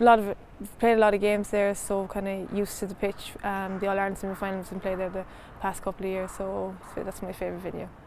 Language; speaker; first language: English; native; English